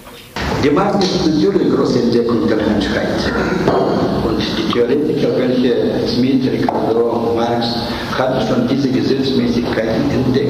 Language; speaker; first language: German; non-native, fluent; Russian